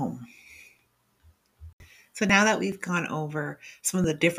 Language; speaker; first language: English; native; English